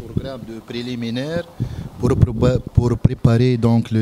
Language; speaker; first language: French; non-native, local second language; Arabic